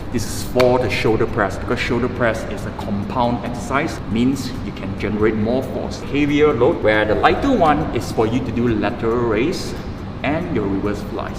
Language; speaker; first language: English; non-native, local second language; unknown